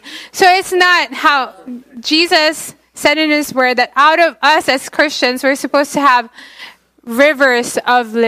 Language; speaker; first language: English; non-native, local second language; Filipino